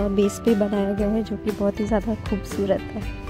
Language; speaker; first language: Hindi; native; Hindi